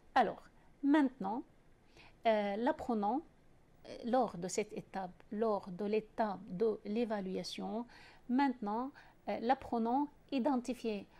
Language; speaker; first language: French; non-native, fluent; Arabic